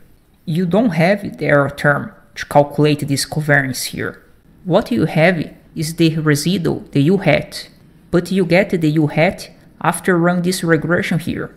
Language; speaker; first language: English; non-native, fluent; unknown